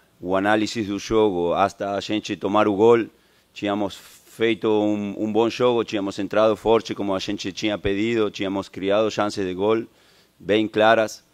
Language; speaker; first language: Portuguese; non-native, fluent; Spanish